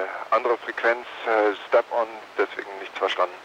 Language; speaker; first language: German; native; German